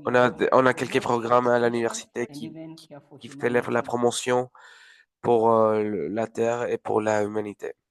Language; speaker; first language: French; non-native, learner; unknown